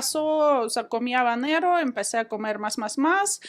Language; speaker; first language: Spanish; non-native, fluent; Ukrainian